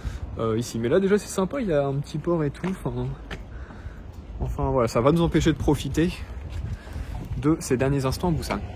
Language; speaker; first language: French; native; French